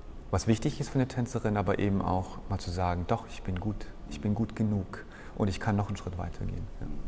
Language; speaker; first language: German; native; German